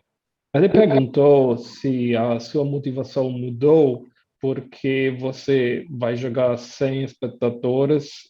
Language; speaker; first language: Portuguese; non-native, fluent; German